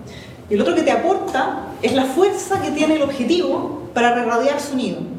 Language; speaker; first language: Spanish; native; Spanish